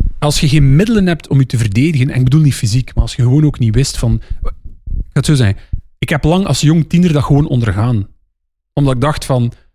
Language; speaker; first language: Dutch; non-native, local second language; French